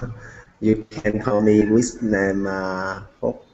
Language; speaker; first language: English; non-native, learner; Vietnamese